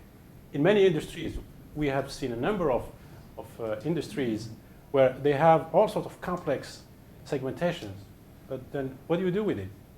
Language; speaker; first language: English; non-native, fluent; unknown